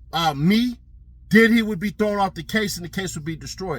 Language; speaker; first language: English; native; English